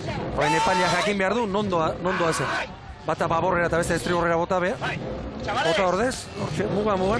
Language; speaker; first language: Basque; native; Basque